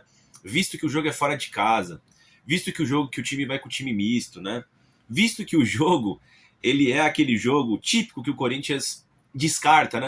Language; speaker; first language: Portuguese; native; Portuguese